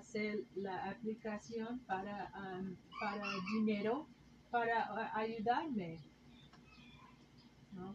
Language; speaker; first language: Spanish; non-native, learner; English